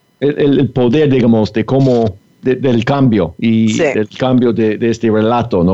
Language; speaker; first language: Spanish; non-native, fluent; English